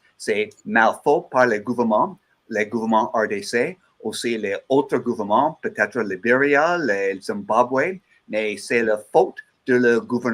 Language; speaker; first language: French; non-native, learner; English